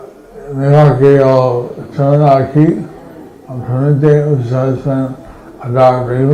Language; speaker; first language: Spanish; non-native, learner; English